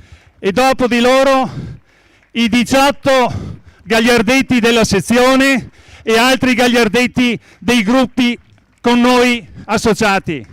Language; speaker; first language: Italian; native; Italian